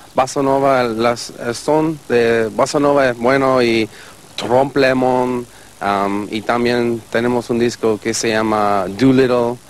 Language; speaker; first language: Spanish; non-native, learner; English